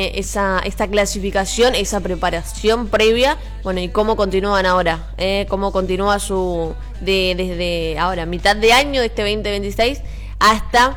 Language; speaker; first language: Spanish; native; Spanish